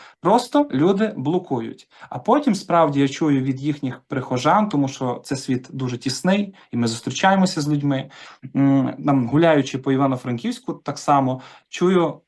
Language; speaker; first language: Ukrainian; native; Ukrainian